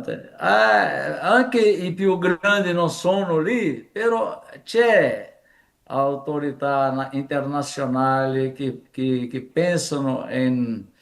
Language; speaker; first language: Italian; non-native, fluent; Portuguese